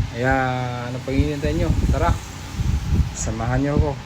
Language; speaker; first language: Filipino; native; Filipino